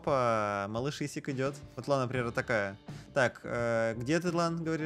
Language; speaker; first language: Russian; native; Russian